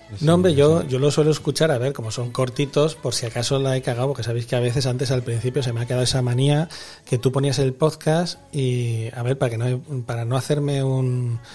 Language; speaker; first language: Spanish; native; Spanish